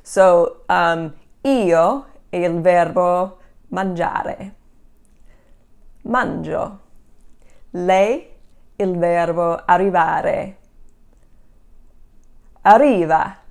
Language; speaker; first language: Italian; non-native, fluent; English